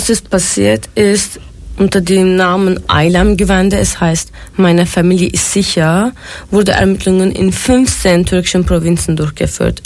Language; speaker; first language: German; non-native, fluent; Turkish